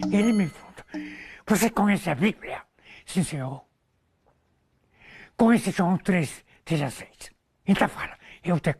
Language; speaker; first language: Portuguese; non-native, learner; Korean